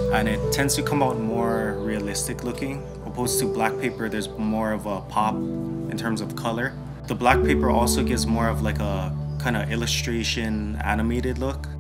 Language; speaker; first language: English; native; English